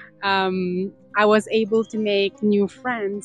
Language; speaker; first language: English; non-native, fluent; Lithuanian